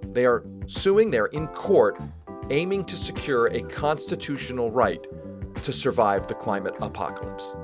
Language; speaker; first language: English; native; English